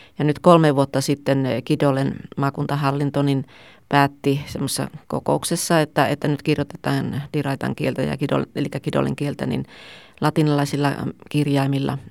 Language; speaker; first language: Finnish; native; Finnish